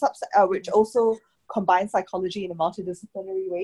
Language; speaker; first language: English; native; English